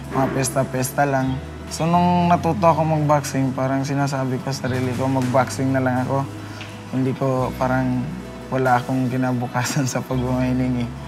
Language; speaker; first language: Filipino; non-native, local second language; Cebuano